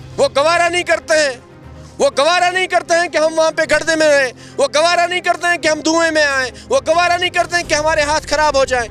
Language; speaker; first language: Urdu; non-native, local second language; Kashmiri